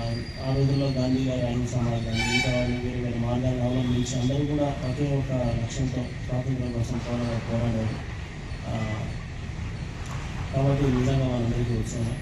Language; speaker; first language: Telugu; native; Telugu